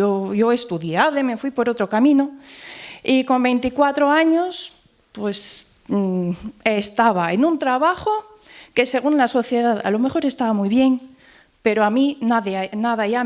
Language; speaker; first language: Spanish; non-native, fluent; Norwegian